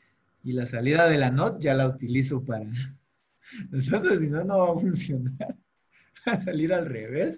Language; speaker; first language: Spanish; native; Spanish